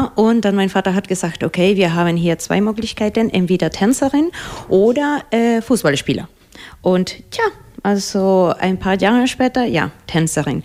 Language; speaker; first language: German; non-native, fluent; Spanish